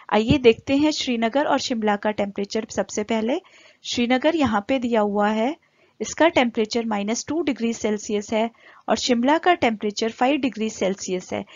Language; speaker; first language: Hindi; native; Hindi